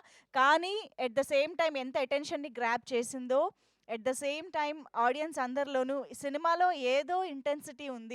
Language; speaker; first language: Telugu; native; Telugu